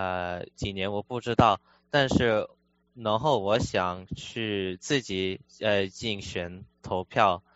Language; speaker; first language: Chinese; early bilingual, heritage; Chinese